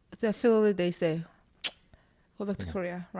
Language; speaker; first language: English; non-native, learner; Korean